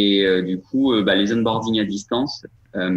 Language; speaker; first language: French; native; French